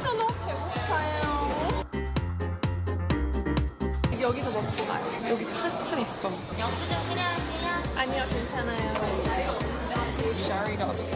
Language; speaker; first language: Korean; early bilingual, heritage; English